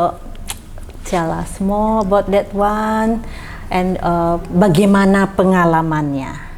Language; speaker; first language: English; non-native, fluent; Indonesian